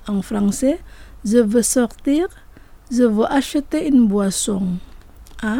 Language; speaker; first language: French; non-native, fluent; Indonesian